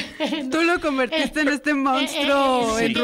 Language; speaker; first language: Spanish; native; Spanish